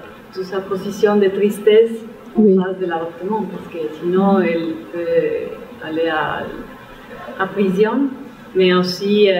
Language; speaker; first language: French; non-native, fluent; Spanish